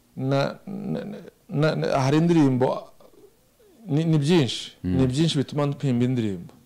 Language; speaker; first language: Kinyarwanda; native; Kinyarwanda